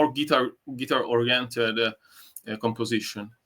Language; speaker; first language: English; non-native, learner; Italian